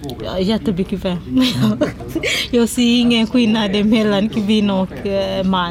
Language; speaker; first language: Swedish; non-native, learner; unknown